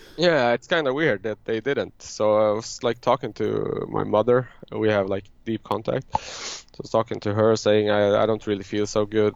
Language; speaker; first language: English; non-native, fluent; Swedish